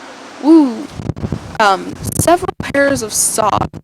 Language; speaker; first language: English; native; English